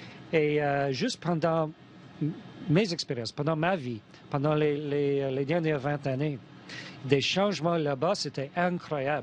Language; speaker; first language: French; non-native, fluent; English